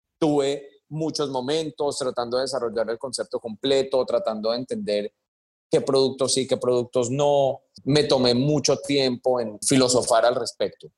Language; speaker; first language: Spanish; early bilingual, heritage; Spanish